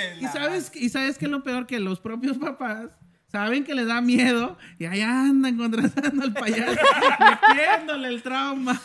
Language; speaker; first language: Spanish; native; Spanish